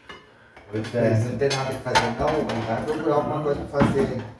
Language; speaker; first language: Portuguese; native; Portuguese